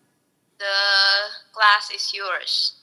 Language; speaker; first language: English; non-native, local second language; Indonesian